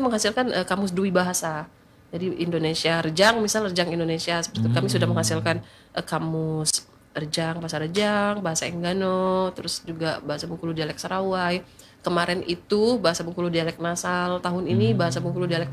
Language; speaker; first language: Indonesian; native; Indonesian